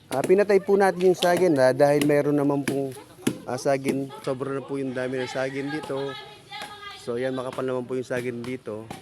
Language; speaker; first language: Filipino; non-native, local second language; Pampanga